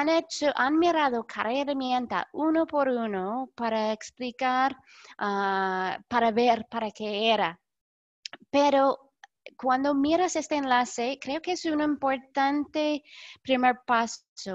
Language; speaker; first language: Spanish; non-native, fluent; English